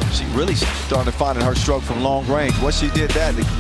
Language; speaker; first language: English; native; English